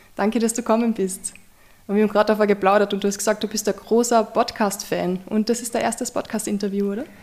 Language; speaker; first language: German; native; German